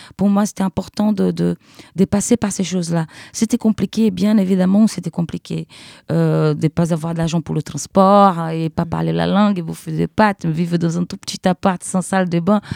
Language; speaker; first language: French; non-native, fluent; Portuguese